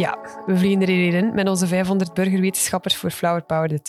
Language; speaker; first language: Dutch; native; Dutch